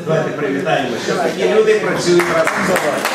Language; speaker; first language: Ukrainian; native; Ukrainian